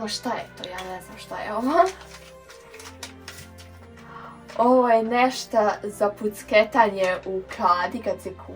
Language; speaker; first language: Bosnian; early bilingual, heritage; Serbian